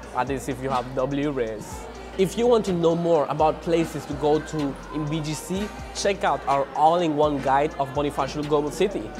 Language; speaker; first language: English; non-native, fluent; Spanish